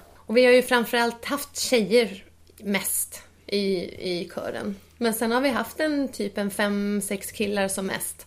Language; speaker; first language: Swedish; native; Swedish